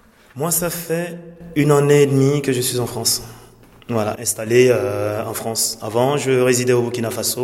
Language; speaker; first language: French; non-native, local second language; Mossi